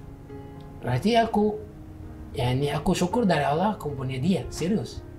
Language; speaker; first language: Indonesian; non-native, learner; Arabic